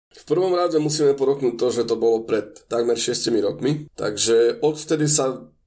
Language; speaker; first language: Slovak; native; Slovak